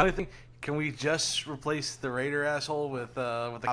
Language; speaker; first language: English; native; English